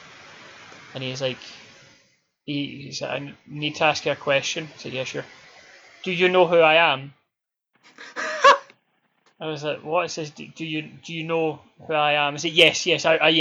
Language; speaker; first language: English; native; English